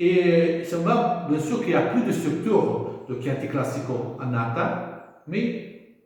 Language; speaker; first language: French; non-native, fluent; Italian